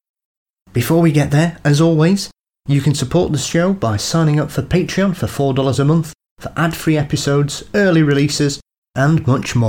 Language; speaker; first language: English; native; English